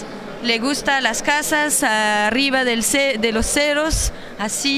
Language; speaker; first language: Spanish; non-native, learner; French